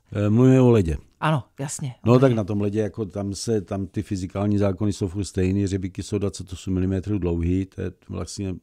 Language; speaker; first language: Czech; native; Czech